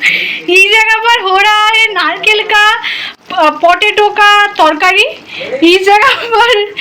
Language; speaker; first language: Hindi; non-native, local second language; Bangla